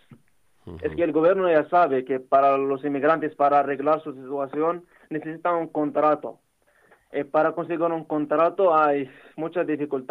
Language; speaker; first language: Spanish; non-native, learner; Arabic